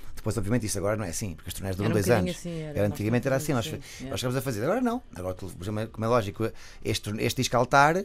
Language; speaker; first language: Portuguese; native; Portuguese